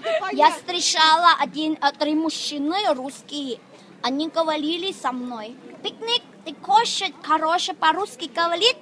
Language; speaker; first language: Russian; non-native, learner; Thai